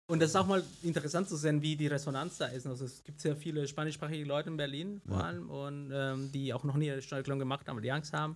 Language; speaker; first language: German; non-native, fluent; Spanish